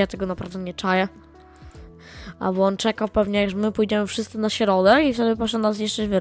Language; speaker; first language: Polish; native; Polish